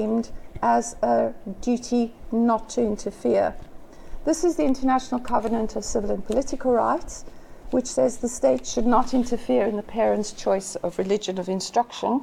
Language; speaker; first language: English; native; English